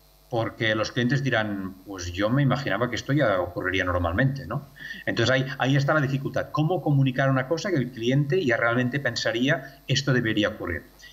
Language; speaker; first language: Spanish; non-native, local second language; Catalan